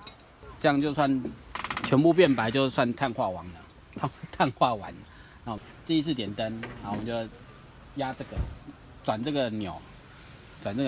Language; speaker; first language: Chinese; native; Chinese